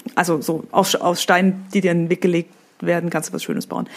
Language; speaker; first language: German; native; German